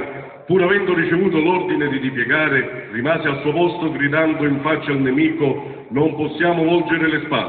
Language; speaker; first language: Italian; native; Italian